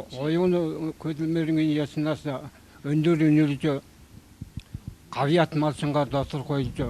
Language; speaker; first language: Mongolian; non-native, local second language; Kazakh